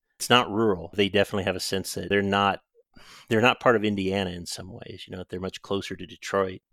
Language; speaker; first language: English; native; English